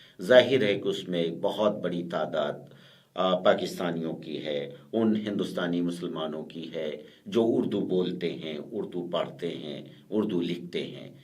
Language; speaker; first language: Urdu; native; Urdu